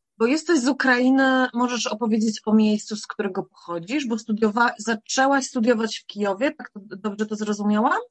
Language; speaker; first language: Polish; native; Polish